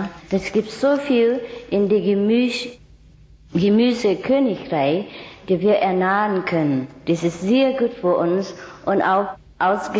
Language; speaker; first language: German; non-native, learner; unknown